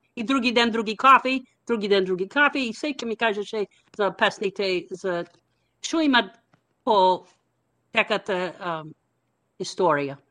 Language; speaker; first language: Macedonian; non-native, learner; English